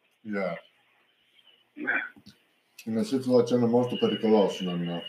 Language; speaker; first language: Italian; early bilingual, heritage; English